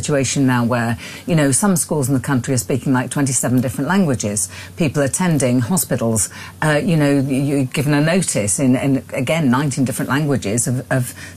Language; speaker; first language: English; native; English